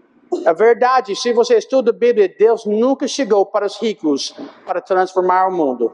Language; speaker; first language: Portuguese; non-native, fluent; English